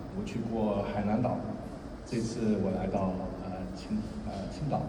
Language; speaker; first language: Chinese; early bilingual, heritage; Chinese